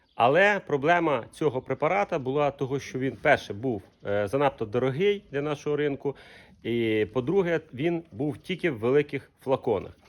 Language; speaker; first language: Ukrainian; non-native, local second language; Russian